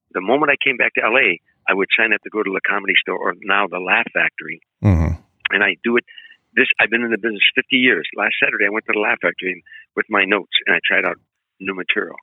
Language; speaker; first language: English; native; English